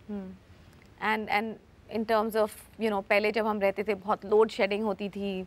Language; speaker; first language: Hindi; native; Hindi